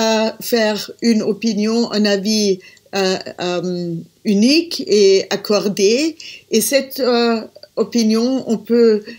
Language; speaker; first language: French; non-native, fluent; German